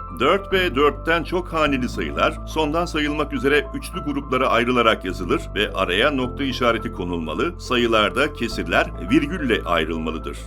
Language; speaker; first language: Turkish; native; Turkish